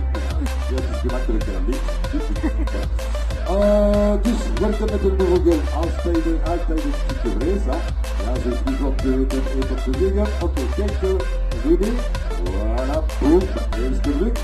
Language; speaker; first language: Dutch; non-native, local second language; French